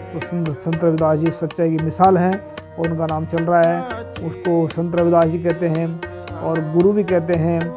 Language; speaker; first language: Hindi; non-native, local second language; Punjabi